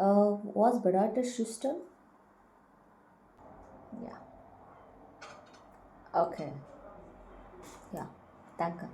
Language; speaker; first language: German; non-native, learner; Kannada